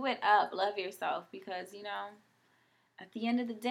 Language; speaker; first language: English; non-native, fluent; Haitian Creole